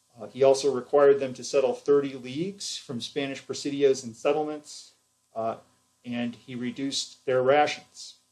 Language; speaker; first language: English; native; English